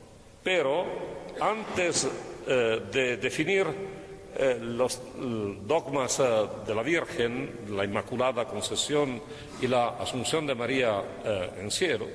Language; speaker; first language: Spanish; non-native, fluent; Italian